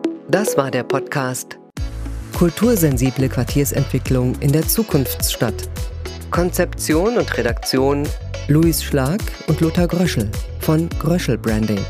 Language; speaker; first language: German; native; German